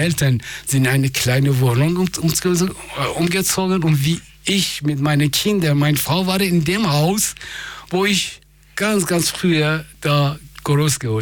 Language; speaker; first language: German; non-native, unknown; Persian